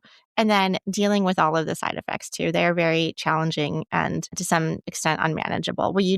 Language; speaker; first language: English; native; English